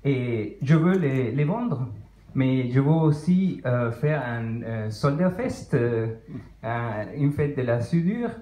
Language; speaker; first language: French; non-native, fluent; Spanish